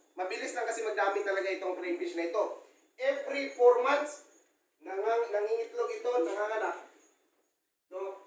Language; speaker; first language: Filipino; non-native, local second language; Cebuano